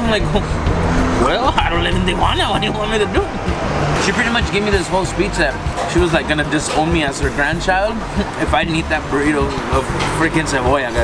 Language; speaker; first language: English; early bilingual, other home language; Spanish